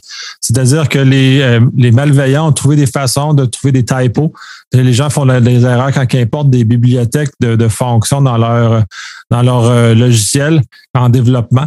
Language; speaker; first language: French; native; French